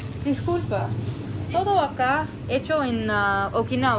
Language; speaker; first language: Spanish; non-native, learner; English